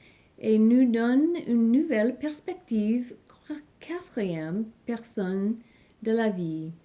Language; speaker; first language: French; non-native, learner; English